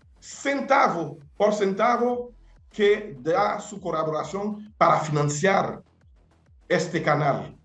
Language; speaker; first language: Spanish; non-native, fluent; Haitian Creole